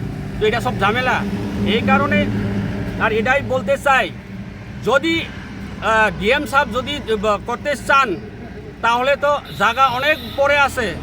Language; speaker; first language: Bangla; non-native, local second language; Kok Borok